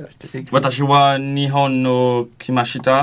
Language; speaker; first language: Japanese; non-native, learner; French